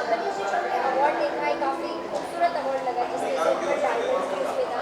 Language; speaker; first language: Hindi; native; Hindi